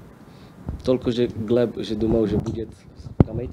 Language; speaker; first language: Russian; non-native, learner; Slovak